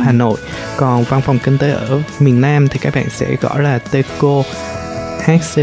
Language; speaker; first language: Vietnamese; native; Vietnamese